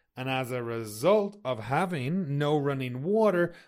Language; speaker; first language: English; native; English